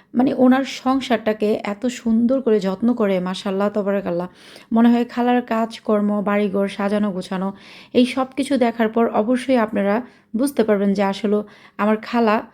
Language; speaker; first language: Bangla; early bilingual, heritage; Bangla